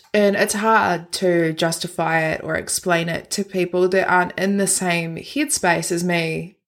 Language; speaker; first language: English; native; English